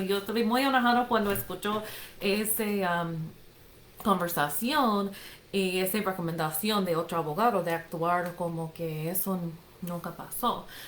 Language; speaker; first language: Spanish; non-native, fluent; English